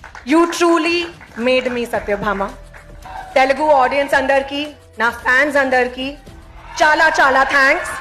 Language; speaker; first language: Telugu; non-native, fluent; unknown